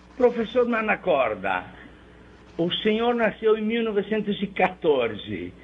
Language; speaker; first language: Portuguese; non-native, fluent; Italian